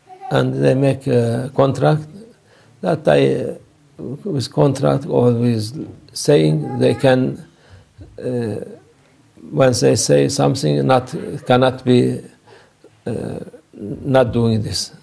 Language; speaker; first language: English; non-native, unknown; Turkish